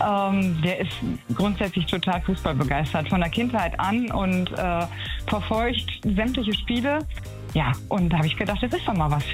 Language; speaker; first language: German; native; German